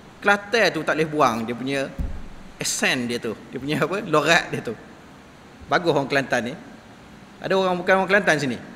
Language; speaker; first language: Malay; native; Malay